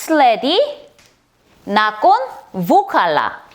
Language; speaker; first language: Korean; non-native, fluent; Bosnian